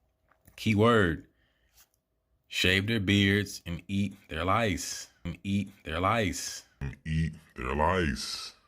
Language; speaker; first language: English; native; English